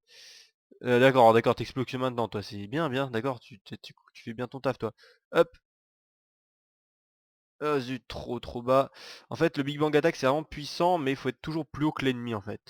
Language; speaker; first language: French; native; French